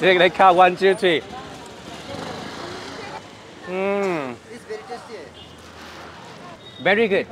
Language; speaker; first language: English; non-native, learner; Vietnamese